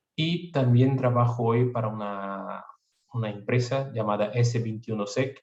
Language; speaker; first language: Spanish; non-native, fluent; Portuguese